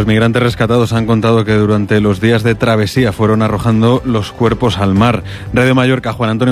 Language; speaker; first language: Spanish; native; Spanish